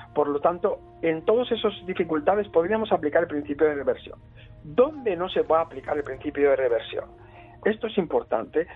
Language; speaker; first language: Spanish; native; Spanish